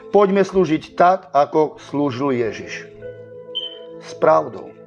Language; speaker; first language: Slovak; non-native, local second language; Romany